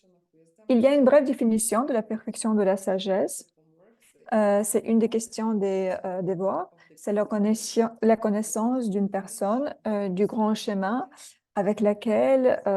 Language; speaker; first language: French; non-native, fluent; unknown